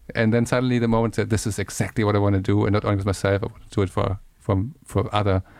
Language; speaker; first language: English; non-native, fluent; German